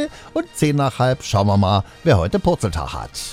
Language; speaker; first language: German; native; German